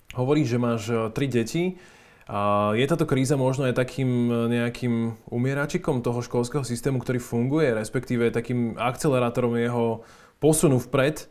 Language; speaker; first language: Slovak; native; Slovak